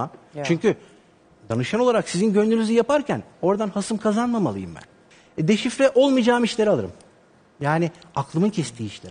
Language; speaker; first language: Turkish; native; Turkish